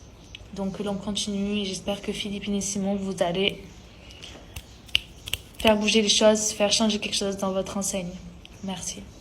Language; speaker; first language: French; early bilingual, other home language; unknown